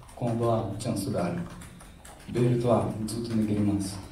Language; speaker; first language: Japanese; non-native, learner; Portuguese